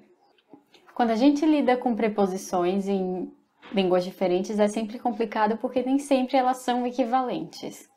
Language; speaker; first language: Portuguese; non-native, fluent; English